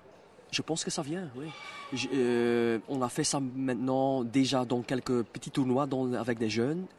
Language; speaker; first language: French; non-native, local second language; Dutch